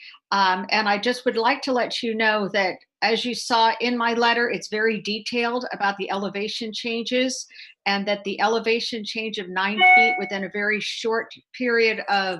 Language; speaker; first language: English; native; English